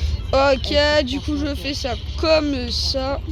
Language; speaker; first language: French; native; French